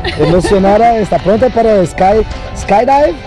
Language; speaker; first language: Spanish; non-native, learner; Portuguese